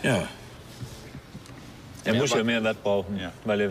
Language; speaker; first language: German; non-native, fluent; Danish